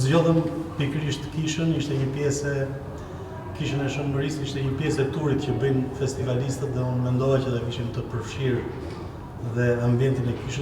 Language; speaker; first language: Albanian; native; Albanian